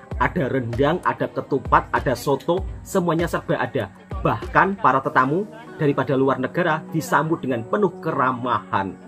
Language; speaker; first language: Indonesian; native; Indonesian